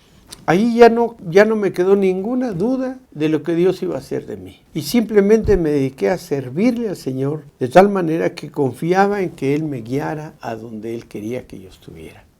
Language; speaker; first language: Spanish; native; Spanish